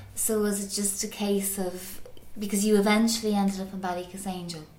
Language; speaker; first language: English; native; English